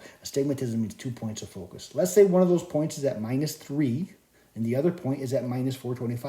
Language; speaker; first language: English; native; English